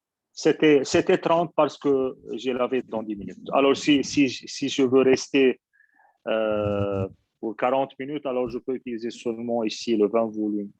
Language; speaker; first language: French; non-native, fluent; Arabic